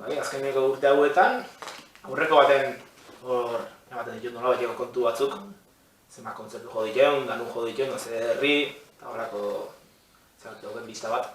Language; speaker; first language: Basque; native; Basque